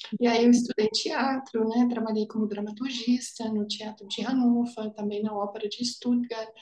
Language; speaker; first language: Portuguese; non-native, fluent; German